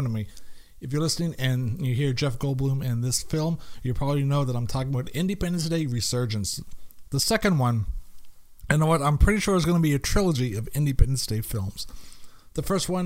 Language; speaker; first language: English; native; English